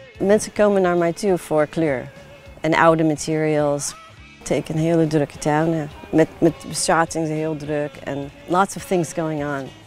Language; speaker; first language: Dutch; non-native, fluent; English